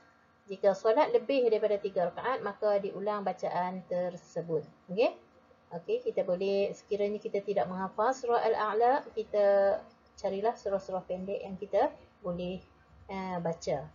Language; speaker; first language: Malay; native; Malay